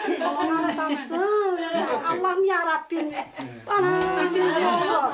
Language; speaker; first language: Turkish; native; Turkish